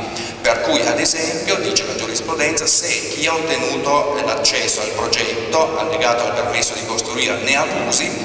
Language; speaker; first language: Italian; native; Italian